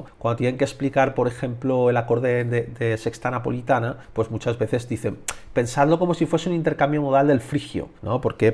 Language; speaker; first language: Spanish; native; Spanish